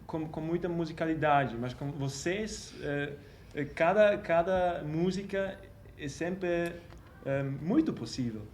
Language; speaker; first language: Portuguese; non-native, fluent; German